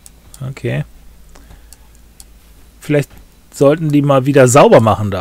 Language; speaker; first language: German; native; German